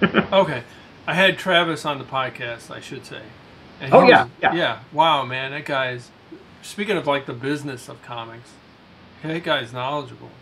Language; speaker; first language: English; native; English